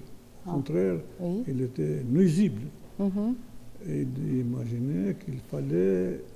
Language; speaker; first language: French; non-native, fluent; Albanian